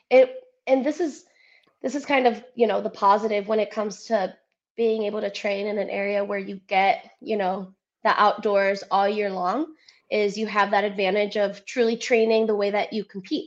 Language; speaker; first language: English; early bilingual, other home language; Spanish